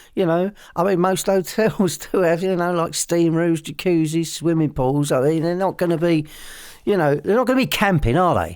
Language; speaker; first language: English; native; English